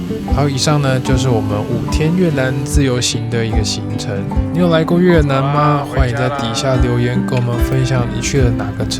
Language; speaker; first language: Chinese; native; Chinese